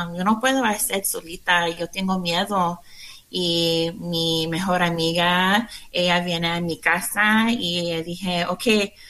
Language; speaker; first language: Spanish; non-native, learner; English